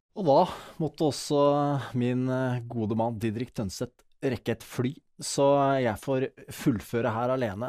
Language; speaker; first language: Norwegian; native; Norwegian